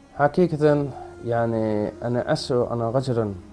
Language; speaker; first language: Arabic; non-native, fluent; English